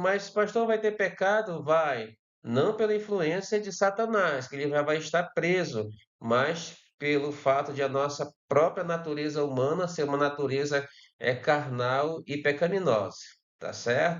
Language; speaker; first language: Portuguese; native; Portuguese